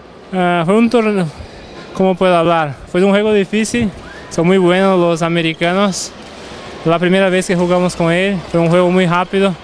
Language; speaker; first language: Spanish; non-native, fluent; Portuguese